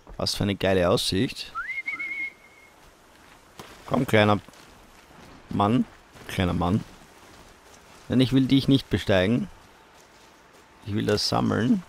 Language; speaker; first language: German; native; German